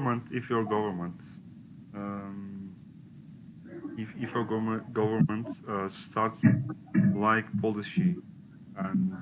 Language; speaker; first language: English; non-native, learner; Turkish